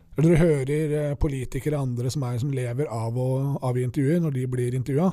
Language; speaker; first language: Norwegian; native; Norwegian